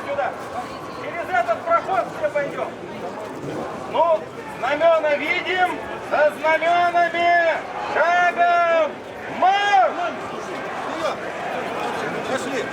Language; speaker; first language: Russian; native; Russian